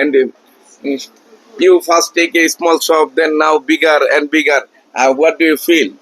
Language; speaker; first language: English; non-native, learner; Bangla